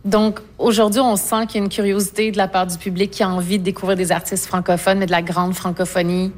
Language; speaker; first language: French; native; French